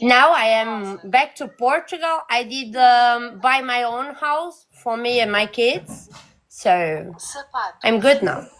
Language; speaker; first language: English; non-native, learner; Portuguese